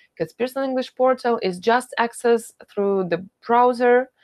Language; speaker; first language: English; non-native, fluent; Ukrainian